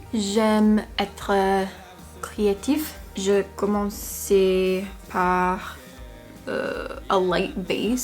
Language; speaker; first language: French; non-native, learner; English